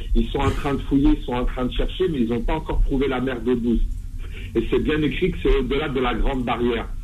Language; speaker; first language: French; early bilingual, other home language; Kabyle